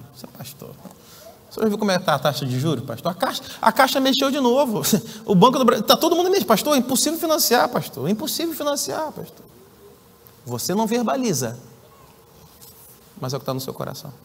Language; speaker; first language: Portuguese; native; Portuguese